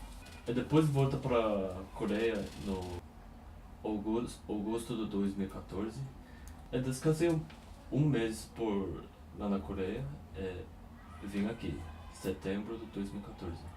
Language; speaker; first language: Portuguese; non-native, fluent; Korean